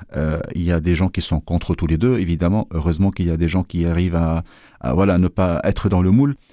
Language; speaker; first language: French; non-native, local second language; Arabic